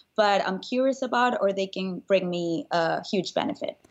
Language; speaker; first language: English; non-native, fluent; Spanish